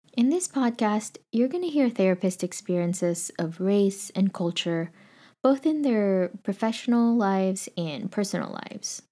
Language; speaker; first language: English; non-native, local second language; Filipino